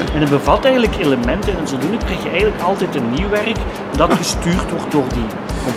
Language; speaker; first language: Dutch; native; Dutch